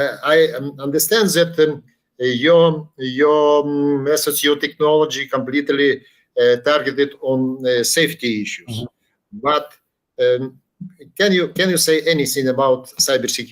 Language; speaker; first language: English; non-native, learner; Ukrainian